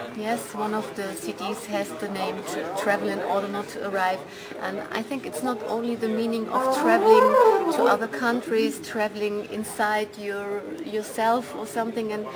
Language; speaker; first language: English; non-native, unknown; German